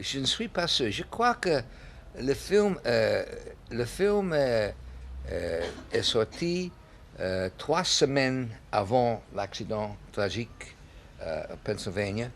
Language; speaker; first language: French; non-native, learner; English